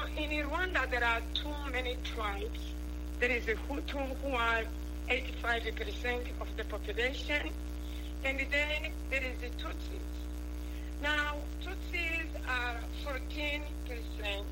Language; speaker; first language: English; non-native, local second language; Kinyarwanda